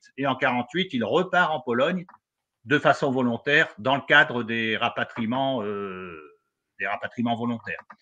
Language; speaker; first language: French; native; French